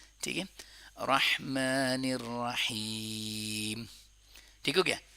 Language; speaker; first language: Urdu; non-native, local second language; Pashto